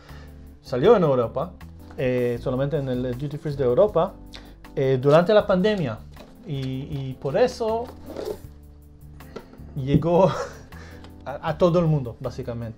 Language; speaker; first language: Spanish; early bilingual, heritage; Spanish